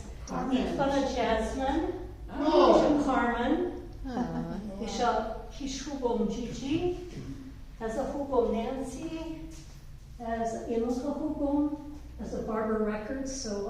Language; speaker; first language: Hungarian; early bilingual, heritage; Hungarian